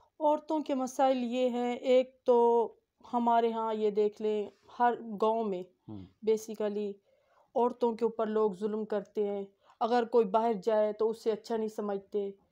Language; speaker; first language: Urdu; non-native, local second language; Saraiki